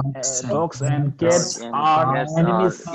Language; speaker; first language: English; non-native, learner; Tibetan